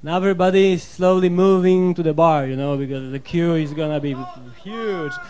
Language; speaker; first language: English; non-native, fluent; Polish